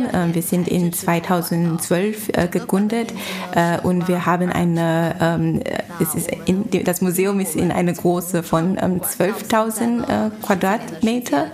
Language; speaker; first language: German; non-native, fluent; Chinese